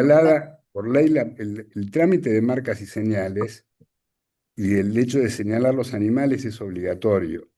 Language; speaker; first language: Spanish; native; Spanish